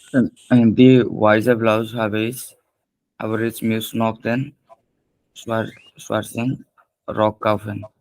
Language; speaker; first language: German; non-native, fluent; Hindi